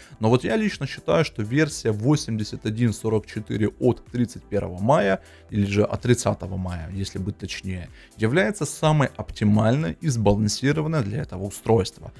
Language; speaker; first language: Russian; native; Russian